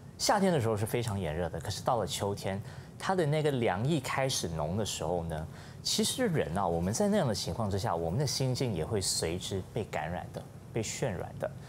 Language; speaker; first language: Chinese; native; Chinese